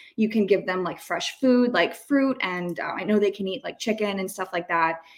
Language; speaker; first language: English; native; English